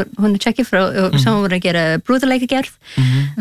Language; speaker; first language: Icelandic; non-native, learner; Spanish